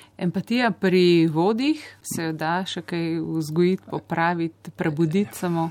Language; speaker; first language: Slovenian; native; Slovenian